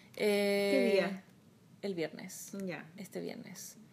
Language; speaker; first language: Spanish; native; Spanish